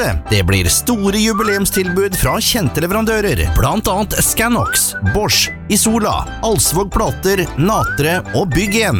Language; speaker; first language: Norwegian; native; Norwegian